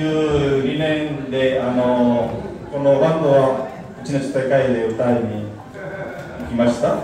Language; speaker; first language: Japanese; non-native, learner; Spanish